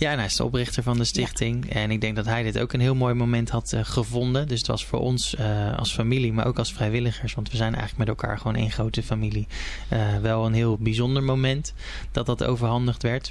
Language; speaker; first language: Dutch; native; Dutch